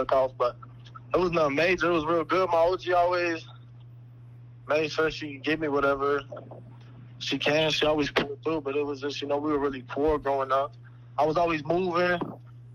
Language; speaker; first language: English; native; English